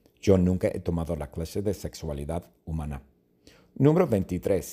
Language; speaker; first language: Spanish; non-native, fluent; English